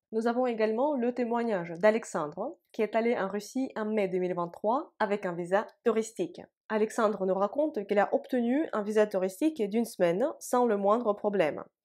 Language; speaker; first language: French; non-native, fluent; Russian